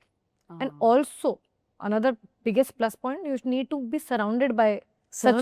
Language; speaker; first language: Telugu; non-native, fluent; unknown